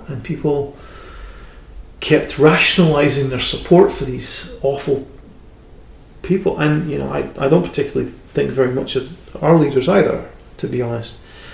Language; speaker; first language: English; native; English